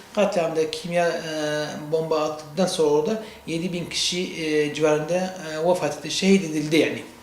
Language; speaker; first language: Turkish; non-native, learner; Central Kurdish